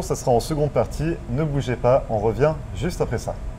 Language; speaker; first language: French; native; French